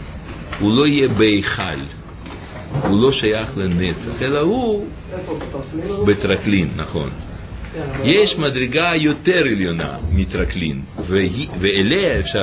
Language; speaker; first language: Hebrew; native; Hebrew